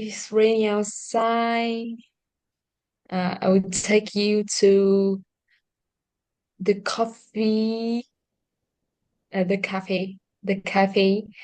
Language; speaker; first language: English; non-native, learner; Vietnamese